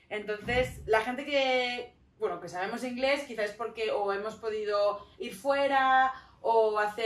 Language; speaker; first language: Spanish; native; Spanish